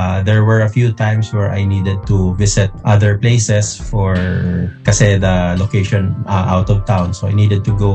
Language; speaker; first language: English; non-native, local second language; Hiligaynon